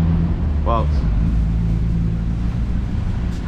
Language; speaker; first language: Spanish; non-native, learner; English